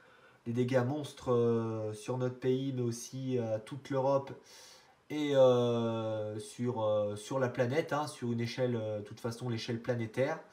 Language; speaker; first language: French; native; French